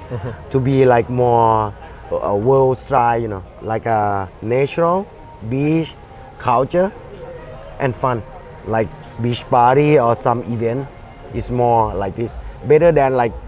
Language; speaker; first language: English; non-native, fluent; Thai